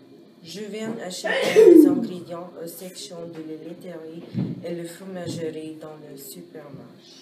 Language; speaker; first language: French; non-native, learner; English